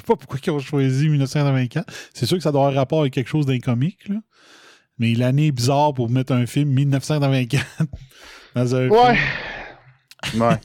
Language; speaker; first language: French; native; French